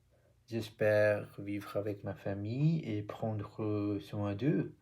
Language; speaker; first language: French; non-native, learner; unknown